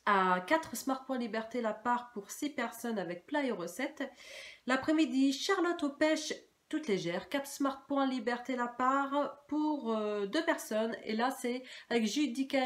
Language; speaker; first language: French; native; French